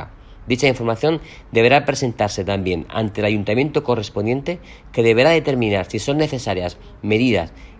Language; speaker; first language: Spanish; native; Spanish